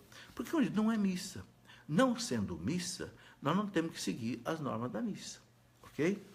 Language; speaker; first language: Portuguese; native; Portuguese